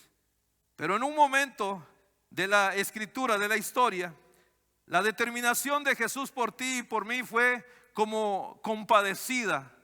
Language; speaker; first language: Spanish; native; Spanish